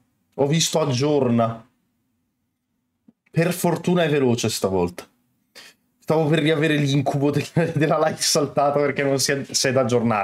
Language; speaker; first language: Italian; native; Italian